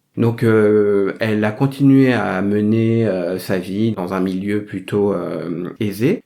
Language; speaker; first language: French; early bilingual, other home language; Vietnamese